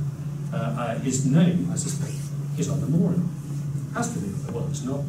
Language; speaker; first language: English; native; English